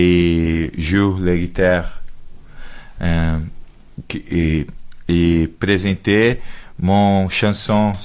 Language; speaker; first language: French; non-native, learner; Portuguese